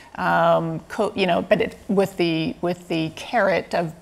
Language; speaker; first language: English; native; English